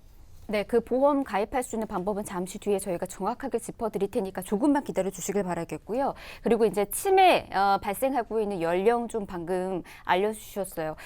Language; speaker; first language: Korean; native; Korean